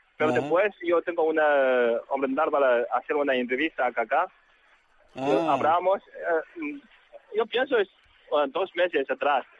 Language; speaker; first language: Spanish; non-native, learner; Chinese